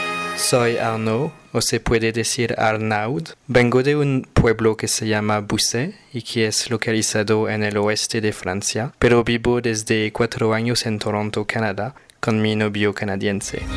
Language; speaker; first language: Spanish; non-native, fluent; French